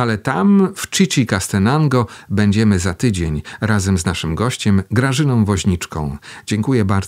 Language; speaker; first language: Polish; native; Polish